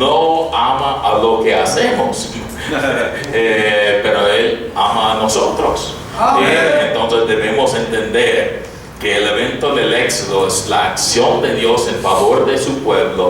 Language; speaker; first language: Spanish; non-native, fluent; English